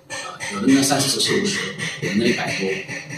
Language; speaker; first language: Chinese; native; Chinese